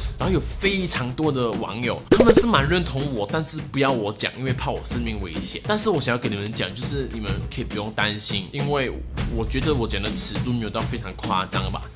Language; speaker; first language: Chinese; native; Chinese